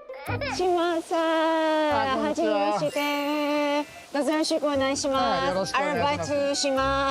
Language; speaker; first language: Japanese; non-native, learner; Chinese